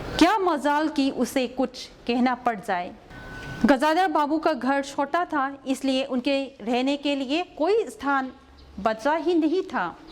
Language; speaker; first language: Hindi; non-native, local second language; Manipuri